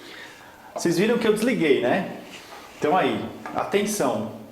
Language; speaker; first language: Portuguese; native; Portuguese